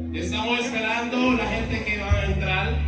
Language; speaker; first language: Spanish; non-native, fluent; Haitian Creole